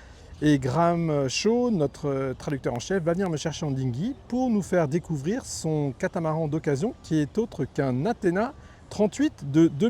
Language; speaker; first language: French; native; French